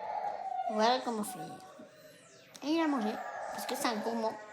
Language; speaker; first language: French; native; French